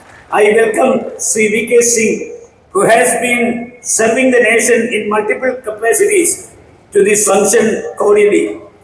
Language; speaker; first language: English; non-native, local second language; Malayalam